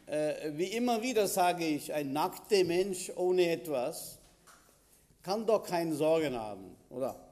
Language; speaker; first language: German; non-native, fluent; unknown